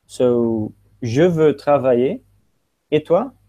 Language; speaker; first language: French; non-native, fluent; Dutch